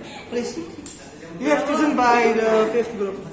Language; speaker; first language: English; non-native, local second language; Indonesian